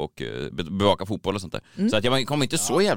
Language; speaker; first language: Swedish; native; Swedish